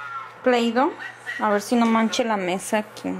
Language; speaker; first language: Spanish; native; Spanish